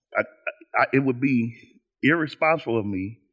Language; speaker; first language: English; native; English